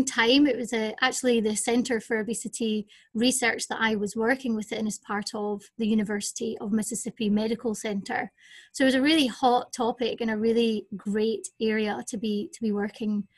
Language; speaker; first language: English; native; English